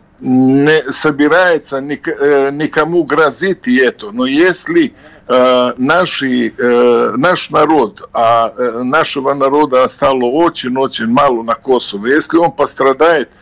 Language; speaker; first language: Russian; non-native, fluent; Serbian